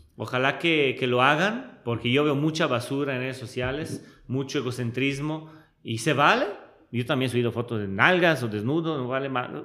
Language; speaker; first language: Spanish; non-native, fluent; Italian